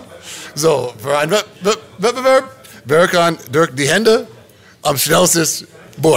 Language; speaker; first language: German; non-native, learner; English